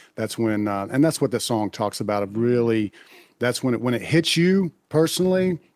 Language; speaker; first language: English; native; English